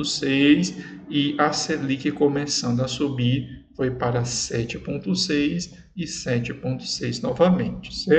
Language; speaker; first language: Portuguese; native; Portuguese